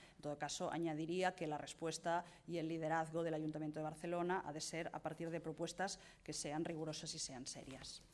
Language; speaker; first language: Spanish; non-native, local second language; Catalan